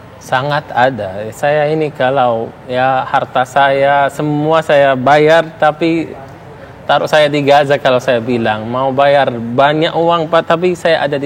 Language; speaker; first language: Indonesian; non-native, fluent; Arabic